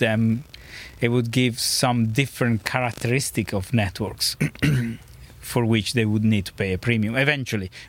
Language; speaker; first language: English; non-native, fluent; Italian